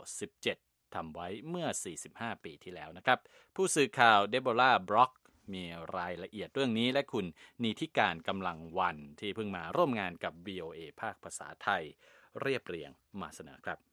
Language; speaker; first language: Thai; native; Thai